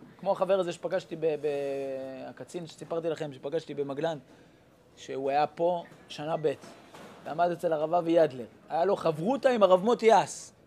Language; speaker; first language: Hebrew; native; Hebrew